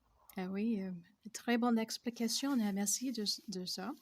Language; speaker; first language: French; non-native, fluent; English